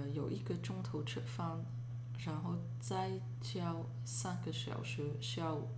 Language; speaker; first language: Chinese; early bilingual, other home language; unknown